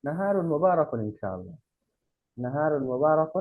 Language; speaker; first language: Arabic; non-native, fluent; Bangla